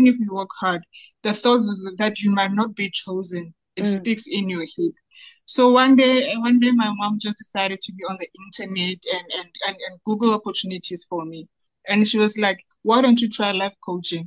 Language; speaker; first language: English; non-native, local second language; Southern Sotho